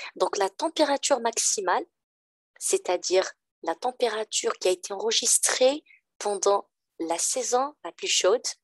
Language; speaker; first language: French; non-native, local second language; Arabic